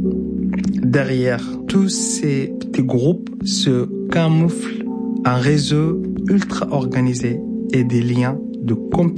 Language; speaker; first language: French; non-native, fluent; Arabic